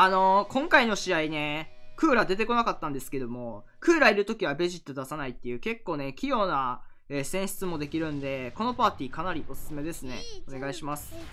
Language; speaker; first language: Japanese; native; Japanese